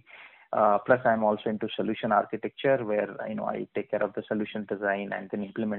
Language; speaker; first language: English; non-native, local second language; Odia